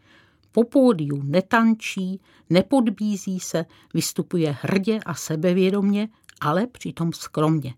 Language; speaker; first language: Czech; native; Czech